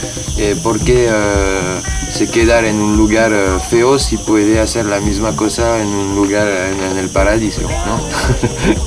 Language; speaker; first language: Spanish; non-native, learner; French